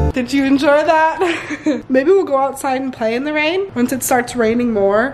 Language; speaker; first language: English; native; English